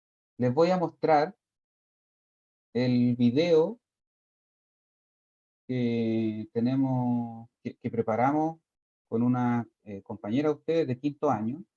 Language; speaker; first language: Spanish; native; Spanish